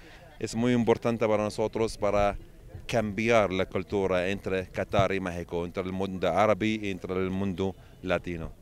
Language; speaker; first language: Spanish; non-native, learner; Arabic